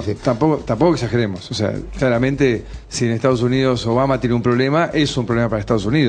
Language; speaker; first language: Spanish; native; Spanish